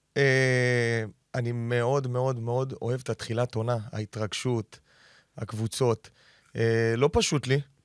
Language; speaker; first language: Hebrew; native; Hebrew